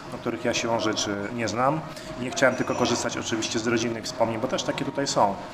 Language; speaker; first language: Polish; native; Polish